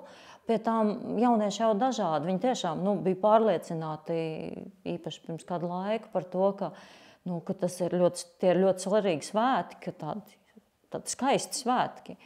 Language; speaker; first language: Latvian; non-native, local second language; Russian